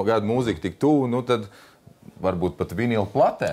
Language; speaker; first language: Latvian; native; Latvian